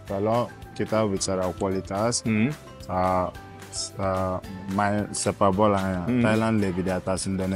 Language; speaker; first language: Indonesian; non-native, fluent; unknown